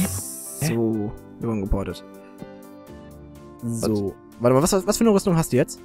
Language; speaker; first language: German; native; German